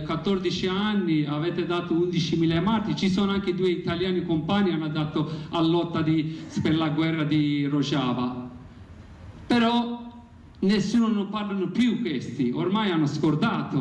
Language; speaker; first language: Italian; non-native, learner; Kurdish